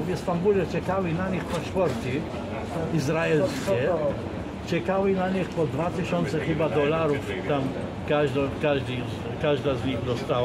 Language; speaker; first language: Polish; non-native, fluent; Arabic